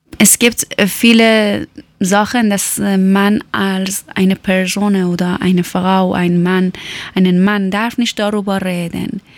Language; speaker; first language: German; non-native, learner; Persian